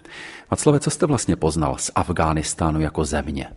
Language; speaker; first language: Czech; native; Czech